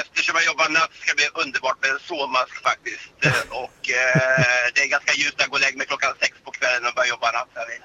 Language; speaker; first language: Swedish; native; Swedish